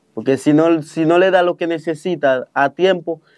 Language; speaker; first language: Spanish; non-native, fluent; Haitian Creole